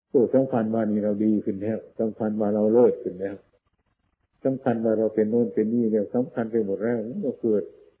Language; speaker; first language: Thai; non-native, local second language; Northeastern Thai